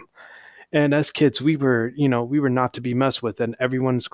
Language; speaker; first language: English; early bilingual, other home language; Hindi